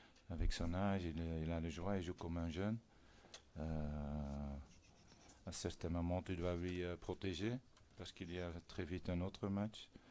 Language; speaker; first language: French; non-native, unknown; Dutch